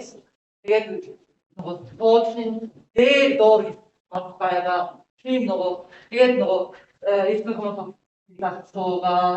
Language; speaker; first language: Mongolian; non-native, learner; Japanese